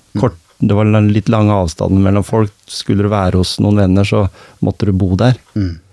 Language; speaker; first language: Norwegian; native; Norwegian